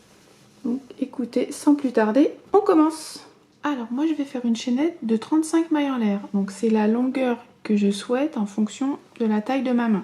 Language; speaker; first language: French; native; French